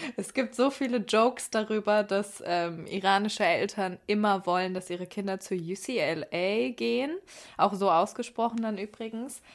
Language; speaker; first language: German; early bilingual, other home language; Persian